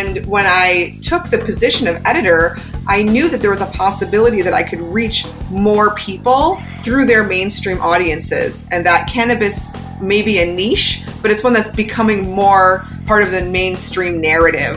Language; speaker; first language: English; native; English